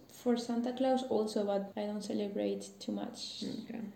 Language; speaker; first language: English; non-native, learner; Spanish